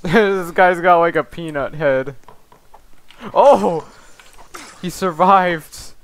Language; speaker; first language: English; native; English